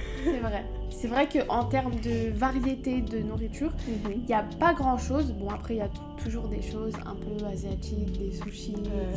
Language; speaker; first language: French; native; French